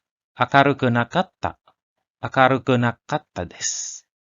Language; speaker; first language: Japanese; non-native, learner; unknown